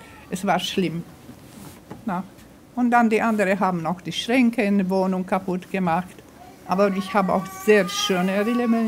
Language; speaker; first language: German; non-native, fluent; Romanian